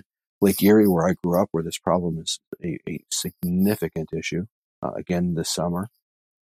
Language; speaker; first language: English; native; English